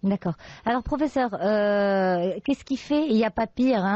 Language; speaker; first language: French; non-native, local second language; Arabic